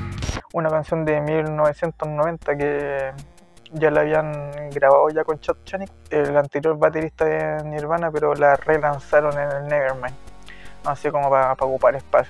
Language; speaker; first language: Spanish; native; Spanish